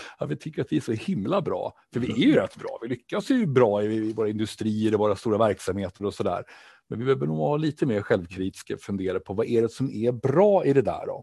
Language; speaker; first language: Swedish; native; Swedish